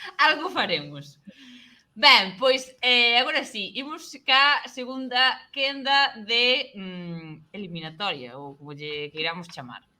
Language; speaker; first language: Galician; native; Galician